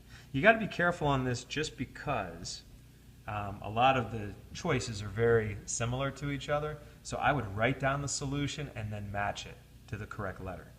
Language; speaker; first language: English; native; English